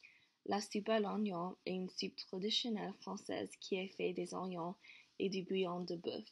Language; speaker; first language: French; non-native, learner; English